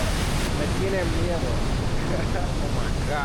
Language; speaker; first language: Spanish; non-native, learner; English